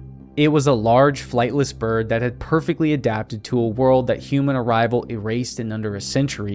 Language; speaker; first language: English; native; English